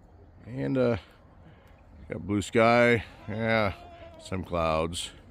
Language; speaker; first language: English; native; English